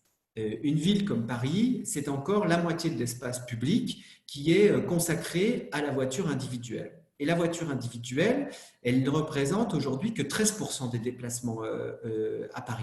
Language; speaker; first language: French; native; French